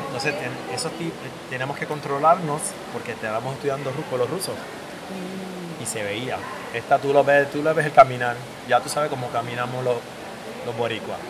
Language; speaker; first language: Spanish; native; Spanish